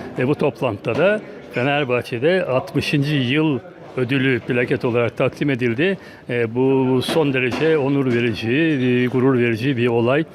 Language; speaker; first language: Turkish; native; Turkish